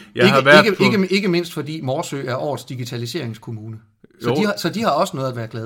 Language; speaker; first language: Danish; native; Danish